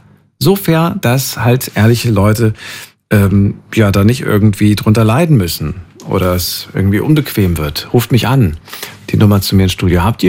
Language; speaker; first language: German; native; German